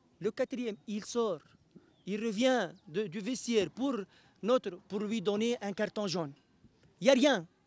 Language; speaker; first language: French; non-native, local second language; Arabic